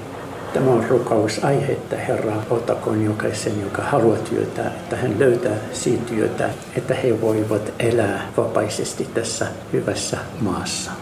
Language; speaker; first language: Finnish; non-native, fluent; Arabic